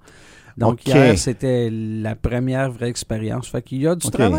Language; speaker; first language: French; native; French